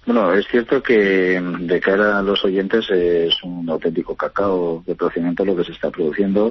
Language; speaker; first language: Spanish; native; Spanish